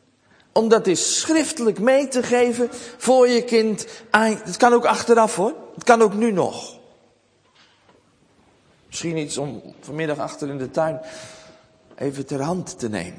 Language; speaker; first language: Dutch; native; Dutch